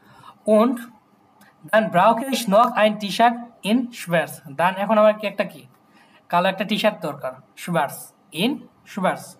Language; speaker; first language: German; non-native, fluent; Bangla